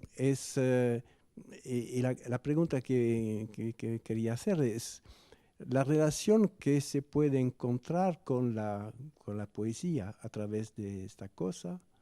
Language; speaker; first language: Spanish; non-native, fluent; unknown